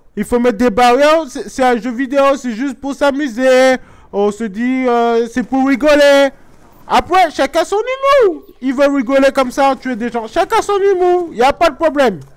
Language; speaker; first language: French; native; French